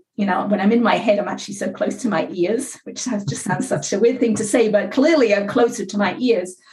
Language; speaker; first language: English; native; English